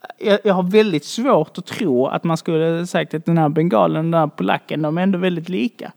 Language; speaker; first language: Swedish; native; Swedish